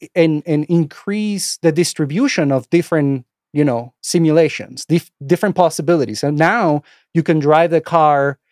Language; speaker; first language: English; non-native, fluent; Spanish